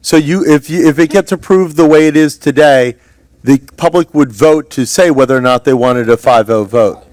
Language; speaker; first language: English; native; English